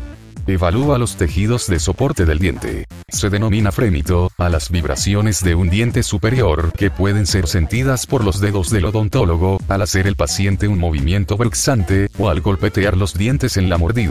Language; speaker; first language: Spanish; native; Spanish